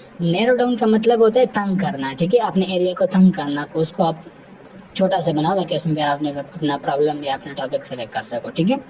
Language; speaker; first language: Urdu; non-native, local second language; Pashto